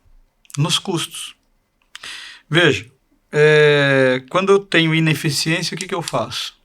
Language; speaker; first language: Portuguese; native; Portuguese